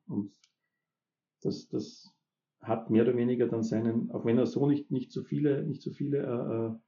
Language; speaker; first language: German; native; German